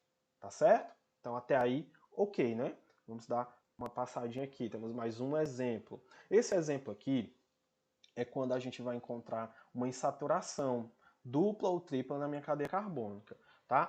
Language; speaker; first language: Portuguese; native; Portuguese